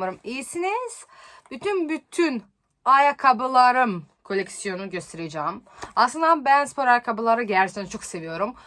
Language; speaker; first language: Turkish; non-native, learner; Serbian